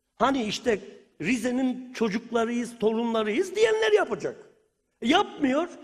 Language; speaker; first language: Turkish; native; Turkish